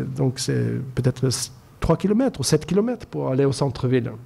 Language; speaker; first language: French; non-native, fluent; Norwegian